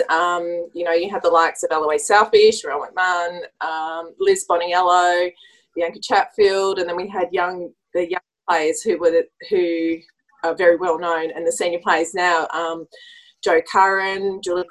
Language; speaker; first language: English; native; English